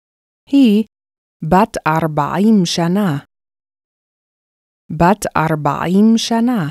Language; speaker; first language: Hebrew; non-native, fluent; English